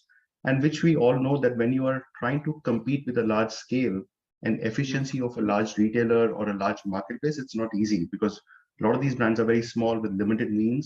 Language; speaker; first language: English; non-native, local second language; Hindi